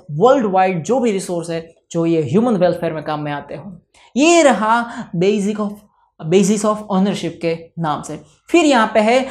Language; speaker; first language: Hindi; non-native, local second language; Gujarati